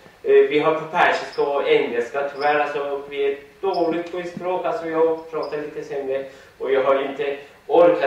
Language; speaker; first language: Swedish; non-native, fluent; Persian